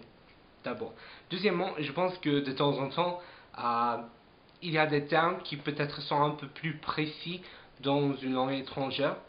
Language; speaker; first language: French; non-native, fluent; English